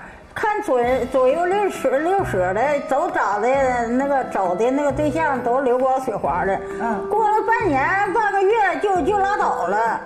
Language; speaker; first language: Chinese; native; Chinese